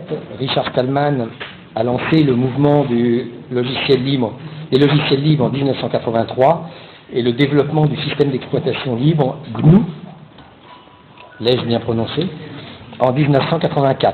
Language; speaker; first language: French; native; French